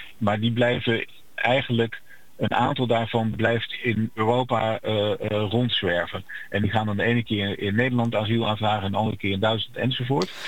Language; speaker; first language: Dutch; native; Dutch